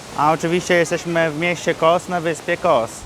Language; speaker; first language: Polish; native; Polish